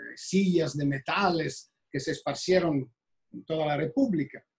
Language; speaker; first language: Spanish; non-native, fluent; Italian